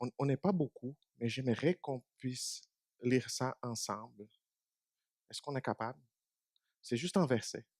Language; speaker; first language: French; non-native, fluent; Portuguese